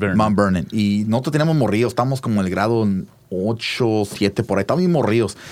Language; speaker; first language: Spanish; early bilingual, heritage; Spanish